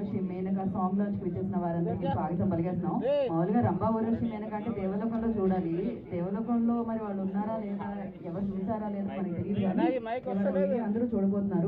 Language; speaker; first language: Telugu; native; Telugu